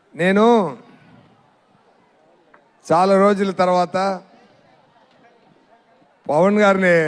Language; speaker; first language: Telugu; non-native, learner; Tamil